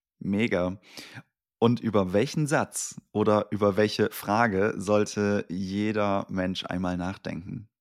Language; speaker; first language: German; native; German